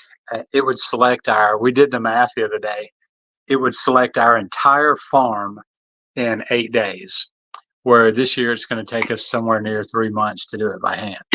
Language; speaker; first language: English; native; English